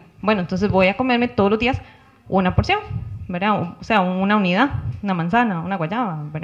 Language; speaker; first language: Spanish; native; Spanish